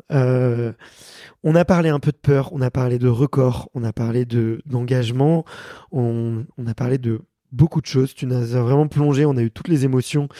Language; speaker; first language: French; native; French